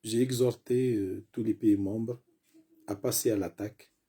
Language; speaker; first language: French; non-native, local second language; Arabic